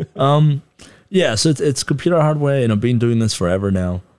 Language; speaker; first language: English; non-native, local second language; Tibetan